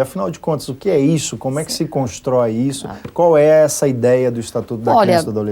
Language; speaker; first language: Portuguese; native; Portuguese